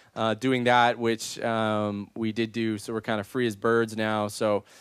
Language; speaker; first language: English; native; English